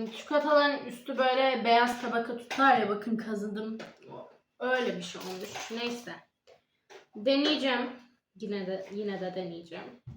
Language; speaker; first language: Turkish; native; Turkish